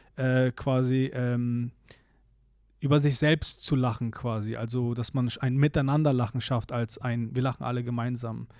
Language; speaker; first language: German; early bilingual, other home language; Polish